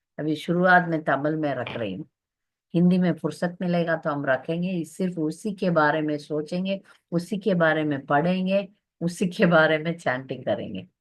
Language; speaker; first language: Hindi; non-native, local second language; Tamil